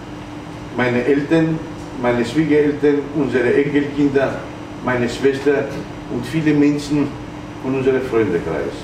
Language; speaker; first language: German; non-native, fluent; Greek